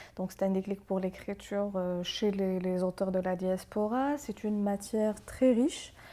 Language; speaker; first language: French; non-native, local second language; Arabic